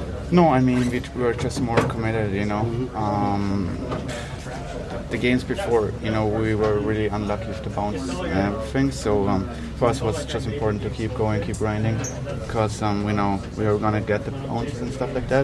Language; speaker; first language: English; non-native, fluent; German